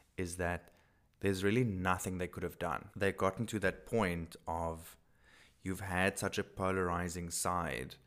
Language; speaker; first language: English; non-native, local second language; Afrikaans